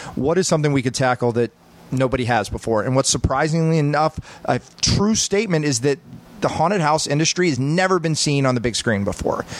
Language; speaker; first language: English; native; English